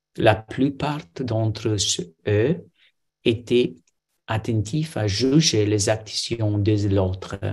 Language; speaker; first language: French; non-native, fluent; Romanian